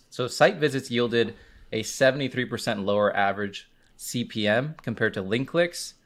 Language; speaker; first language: English; native; English